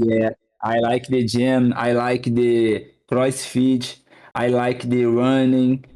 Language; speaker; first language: English; non-native, learner; Portuguese